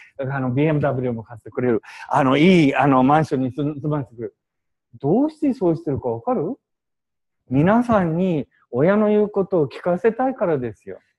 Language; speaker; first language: Japanese; native; Japanese